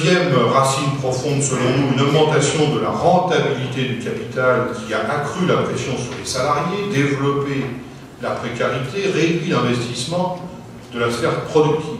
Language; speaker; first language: French; native; French